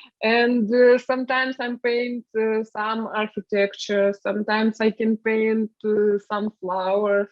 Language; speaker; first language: English; non-native, learner; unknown